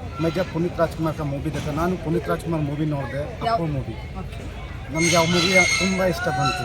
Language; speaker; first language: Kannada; non-native, local second language; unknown